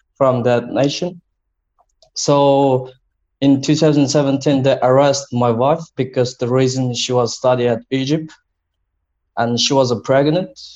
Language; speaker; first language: English; non-native, learner; Chinese